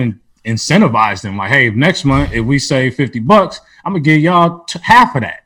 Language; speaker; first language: English; native; English